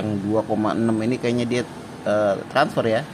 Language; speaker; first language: Indonesian; native; Indonesian